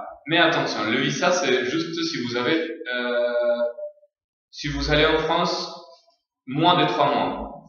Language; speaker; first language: French; non-native, fluent; Spanish